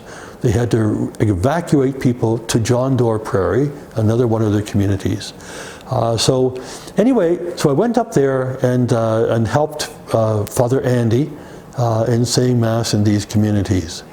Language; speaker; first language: English; native; English